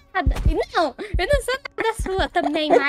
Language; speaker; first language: Portuguese; native; Portuguese